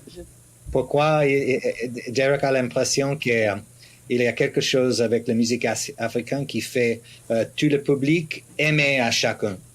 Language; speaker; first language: French; non-native, learner; English